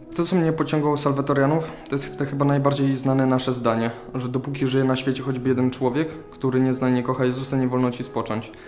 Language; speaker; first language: Polish; native; Polish